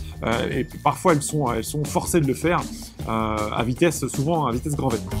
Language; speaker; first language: French; native; French